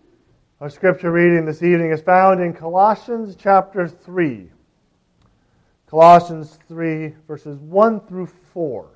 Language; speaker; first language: English; native; English